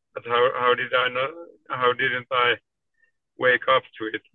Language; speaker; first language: English; non-native, fluent; Finnish